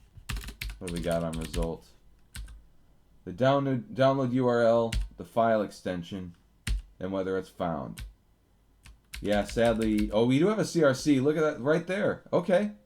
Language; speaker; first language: English; native; English